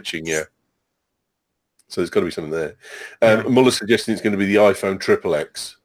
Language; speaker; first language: English; native; English